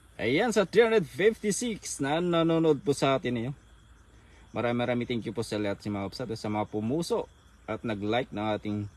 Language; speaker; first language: Filipino; non-native, local second language; Iloko